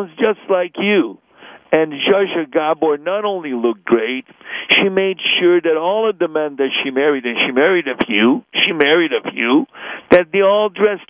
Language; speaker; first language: English; non-native, fluent; Hungarian